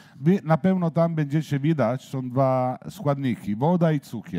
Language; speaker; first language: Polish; non-native, learner; Italian